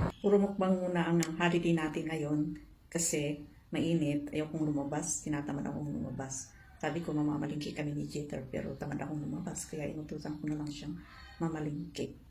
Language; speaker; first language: Filipino; non-native, local second language; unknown